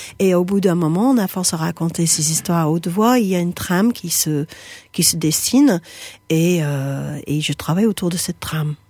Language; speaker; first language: French; non-native, fluent; English